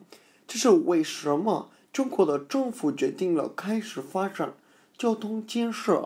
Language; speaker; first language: Chinese; non-native, fluent; English